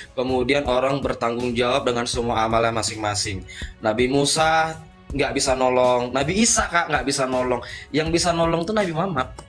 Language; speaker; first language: Indonesian; native; Indonesian